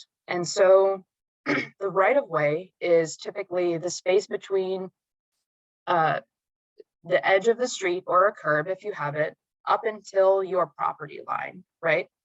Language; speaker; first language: English; native; English